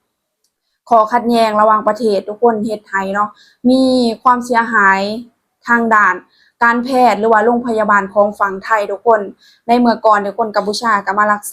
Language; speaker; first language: Thai; non-native, local second language; Lao